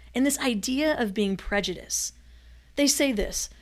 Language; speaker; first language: English; native; English